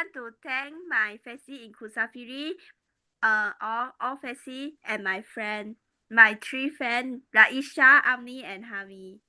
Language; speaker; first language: English; non-native, learner; Malay